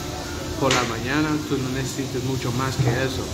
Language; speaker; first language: Spanish; non-native, learner; English